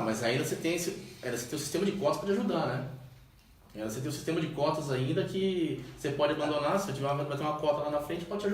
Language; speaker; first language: Portuguese; native; Portuguese